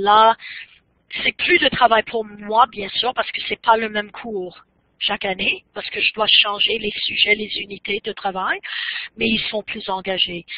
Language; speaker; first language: French; non-native, fluent; English